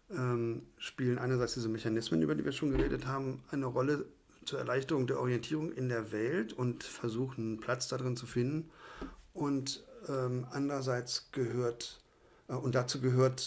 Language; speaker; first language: German; native; German